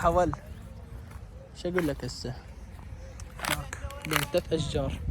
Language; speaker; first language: Arabic; native; Arabic